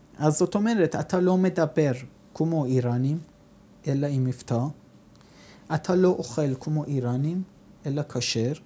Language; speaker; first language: Hebrew; non-native, fluent; Persian